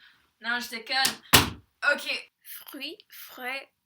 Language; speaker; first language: French; non-native, fluent; English